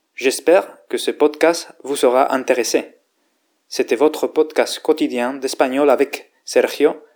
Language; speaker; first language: French; non-native, fluent; Spanish